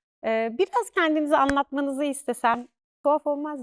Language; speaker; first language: Turkish; native; Turkish